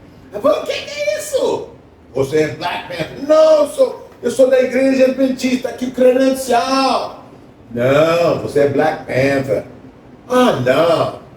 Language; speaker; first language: Portuguese; non-native, fluent; English